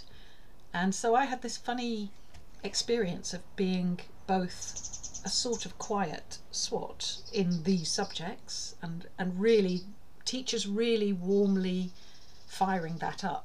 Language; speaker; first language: English; native; English